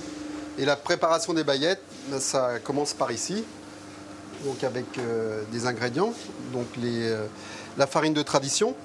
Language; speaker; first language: French; native; French